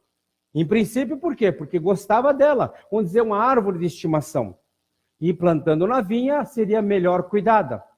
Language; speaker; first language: Portuguese; native; Portuguese